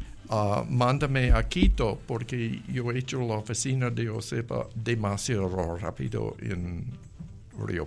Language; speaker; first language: Spanish; non-native, learner; English